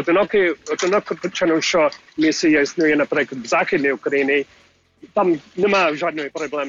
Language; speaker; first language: Ukrainian; early bilingual, heritage; English